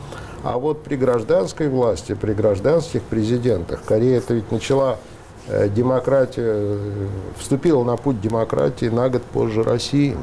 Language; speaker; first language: Russian; native; Russian